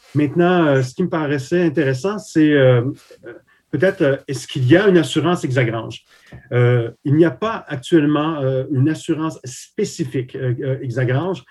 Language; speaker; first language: French; early bilingual, other home language; Slovak